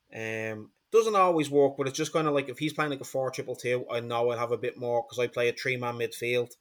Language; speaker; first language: English; native; English